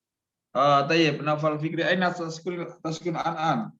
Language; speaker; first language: Arabic; non-native, fluent; Indonesian